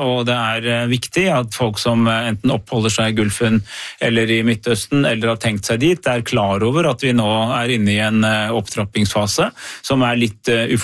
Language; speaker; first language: Norwegian; native; Norwegian